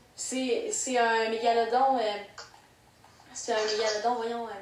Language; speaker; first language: French; native; French